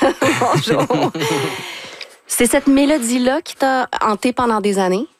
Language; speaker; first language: French; native; French